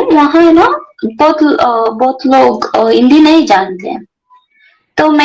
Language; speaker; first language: Hindi; non-native, local second language; Kannada